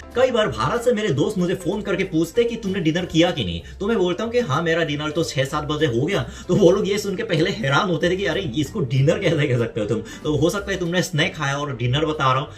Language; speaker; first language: Hindi; non-native, fluent; Korean